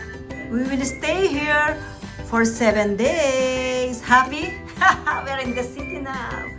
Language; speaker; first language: English; non-native, local second language; Filipino